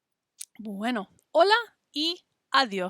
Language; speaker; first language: Spanish; non-native, fluent; English